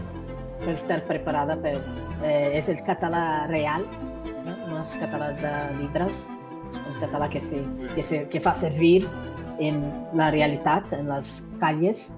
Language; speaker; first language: Catalan; non-native, learner; Spanish